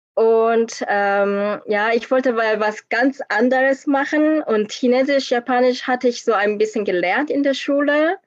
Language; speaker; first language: German; non-native, fluent; Korean